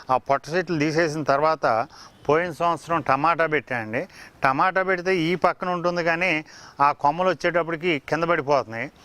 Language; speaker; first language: Telugu; native; Telugu